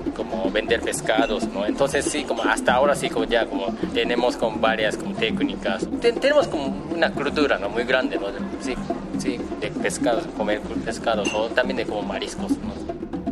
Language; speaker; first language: Spanish; non-native, fluent; Japanese